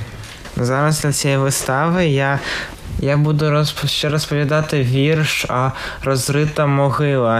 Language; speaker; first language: Ukrainian; non-native, local second language; Russian